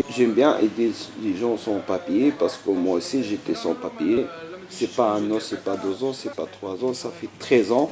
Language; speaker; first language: French; non-native, learner; Arabic